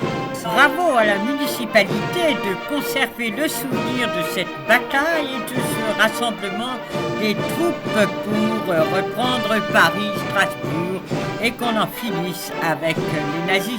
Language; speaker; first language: French; native; French